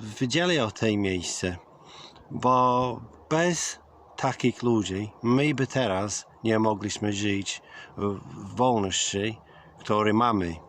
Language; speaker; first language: Polish; early bilingual, heritage; English